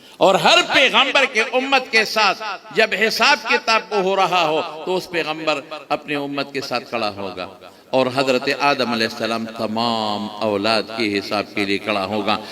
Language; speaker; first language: Urdu; non-native, local second language; Pashto